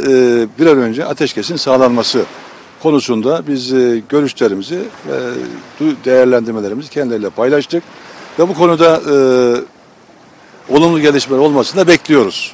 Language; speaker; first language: Turkish; native; Turkish